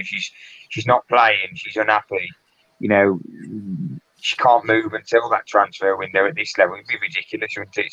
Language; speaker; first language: English; native; English